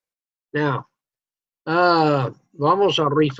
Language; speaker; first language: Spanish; non-native, fluent; English